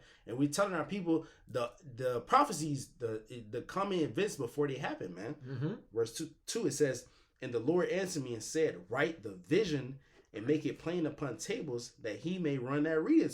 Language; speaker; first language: English; native; English